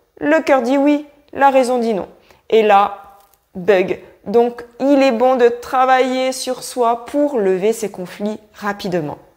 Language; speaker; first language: French; native; French